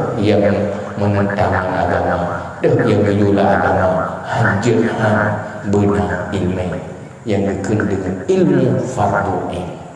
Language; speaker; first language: Malay; non-native, local second language; Achinese